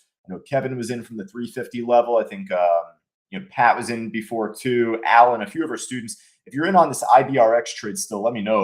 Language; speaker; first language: English; native; English